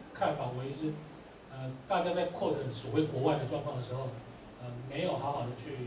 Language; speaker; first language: Chinese; native; Chinese